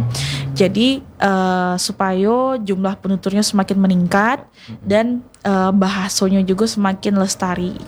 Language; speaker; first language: Indonesian; non-native, local second language; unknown